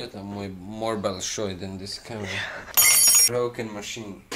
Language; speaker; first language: English; non-native, learner; Russian